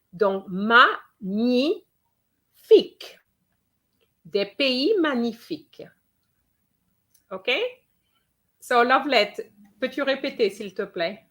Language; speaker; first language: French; non-native, fluent; English